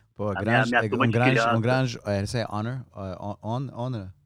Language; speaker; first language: Portuguese; non-native, learner; English